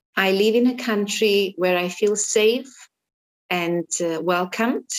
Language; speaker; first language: English; non-native, fluent; Armenian